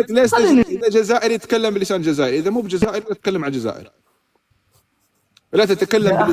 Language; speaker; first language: Arabic; native; Arabic